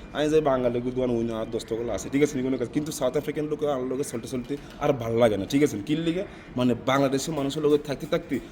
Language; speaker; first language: Bangla; non-native, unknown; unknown